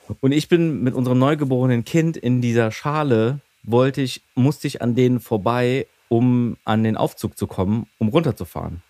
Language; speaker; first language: German; early bilingual, other home language; Greek